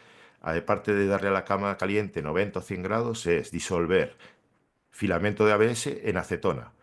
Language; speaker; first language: Spanish; native; Spanish